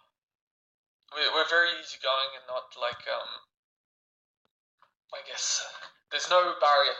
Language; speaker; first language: English; native; English